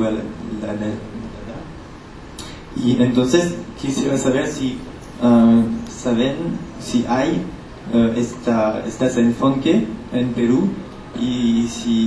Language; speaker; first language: Spanish; non-native, learner; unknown